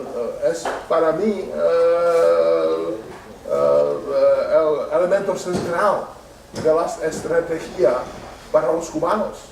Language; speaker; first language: Spanish; non-native, learner; Czech